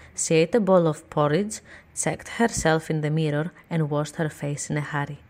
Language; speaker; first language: English; non-native, fluent; Greek